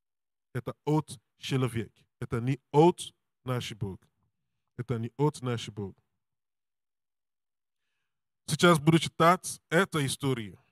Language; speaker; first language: Russian; non-native, learner; English